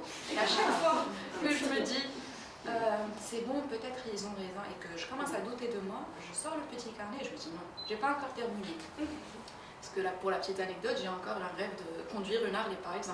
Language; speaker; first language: French; native; French